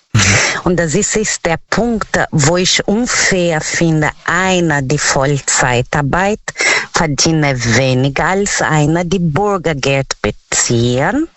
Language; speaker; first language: German; non-native, fluent; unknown